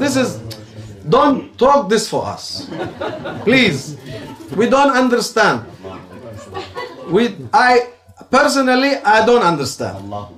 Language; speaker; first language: English; non-native, fluent; Turkish